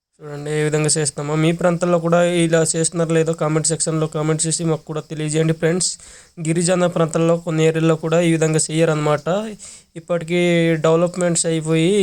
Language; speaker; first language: Telugu; non-native, local second language; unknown